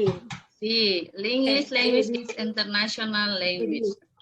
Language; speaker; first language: English; non-native, learner; Indonesian